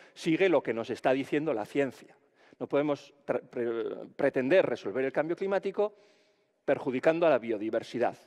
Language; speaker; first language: Spanish; native; Spanish